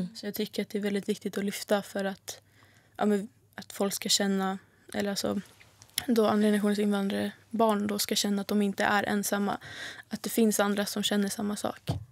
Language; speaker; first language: Swedish; native; Swedish